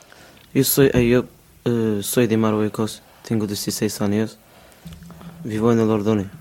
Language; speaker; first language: Spanish; non-native, learner; Arabic